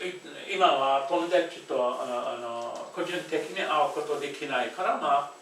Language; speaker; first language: Japanese; non-native, fluent; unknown